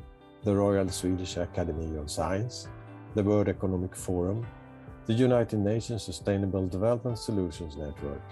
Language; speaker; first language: English; non-native, fluent; Swedish